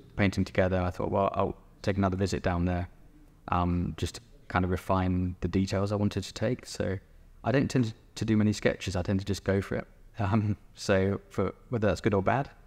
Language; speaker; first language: English; native; English